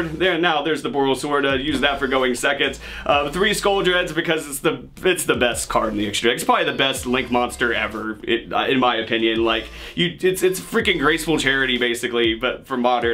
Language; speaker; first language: English; native; English